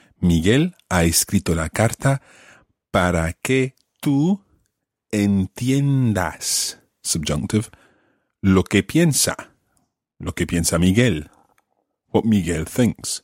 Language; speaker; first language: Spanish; non-native, fluent; English